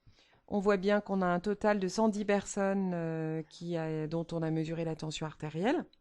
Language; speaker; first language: French; native; French